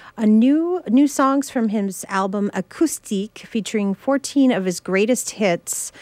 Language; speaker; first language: English; native; English